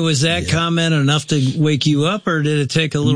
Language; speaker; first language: English; native; English